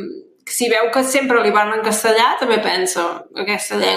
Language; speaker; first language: Catalan; native; Catalan